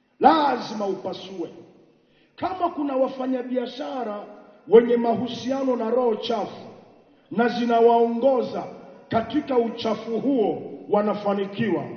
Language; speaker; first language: Swahili; native; Swahili